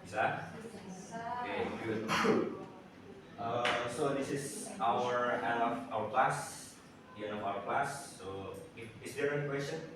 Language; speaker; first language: English; non-native, learner; Indonesian